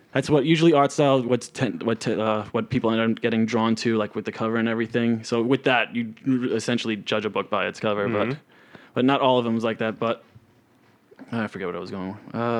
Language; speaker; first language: English; non-native, fluent; Italian